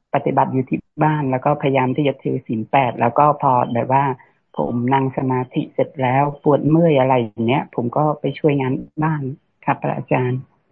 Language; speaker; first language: Thai; non-native, fluent; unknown